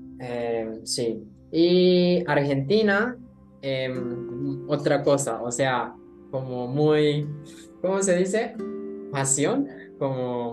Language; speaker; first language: Spanish; non-native, learner; Japanese